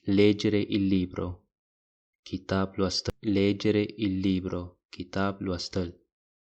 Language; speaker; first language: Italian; non-native, fluent; Pashto